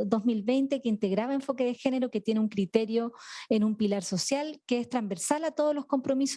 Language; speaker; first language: Spanish; native; Spanish